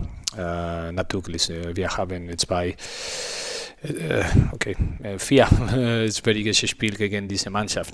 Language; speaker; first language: German; non-native, learner; Spanish